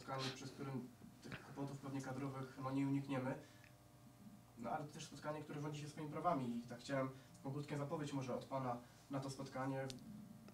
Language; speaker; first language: Polish; native; Polish